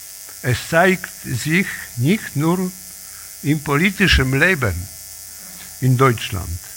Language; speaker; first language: German; non-native, learner; Polish